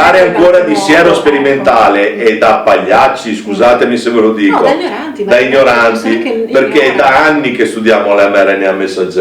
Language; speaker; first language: Italian; native; Italian